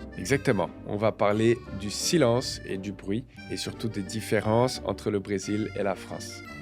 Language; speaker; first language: French; native; French